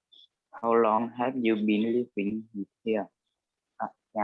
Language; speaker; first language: English; non-native, learner; Vietnamese